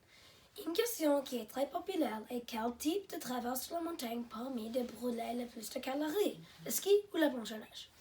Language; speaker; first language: French; non-native, learner; English